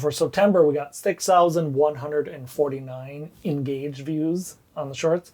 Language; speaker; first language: English; native; English